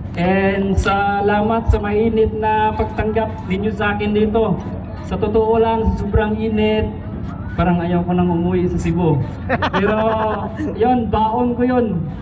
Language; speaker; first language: Filipino; non-native, local second language; Cebuano